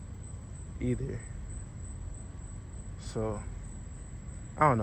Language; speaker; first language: English; native; English